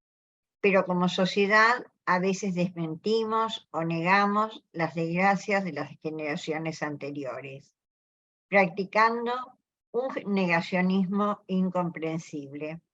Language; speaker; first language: Spanish; native; Spanish